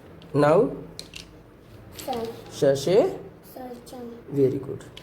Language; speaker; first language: English; non-native, local second language; Hindi